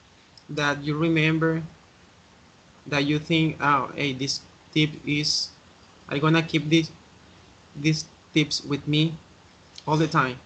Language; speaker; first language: English; non-native, learner; Spanish